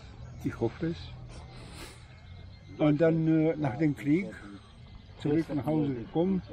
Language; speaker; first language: German; non-native, fluent; Bosnian